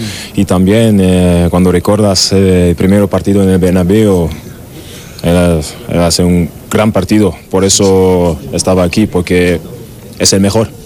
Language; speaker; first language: Spanish; non-native, learner; German